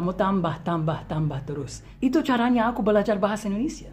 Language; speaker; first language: Indonesian; non-native, fluent; English